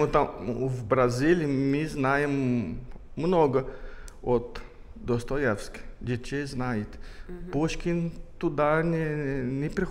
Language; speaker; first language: Russian; non-native, learner; Portuguese